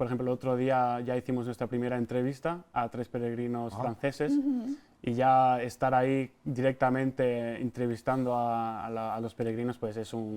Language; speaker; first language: Spanish; early bilingual, heritage; Spanish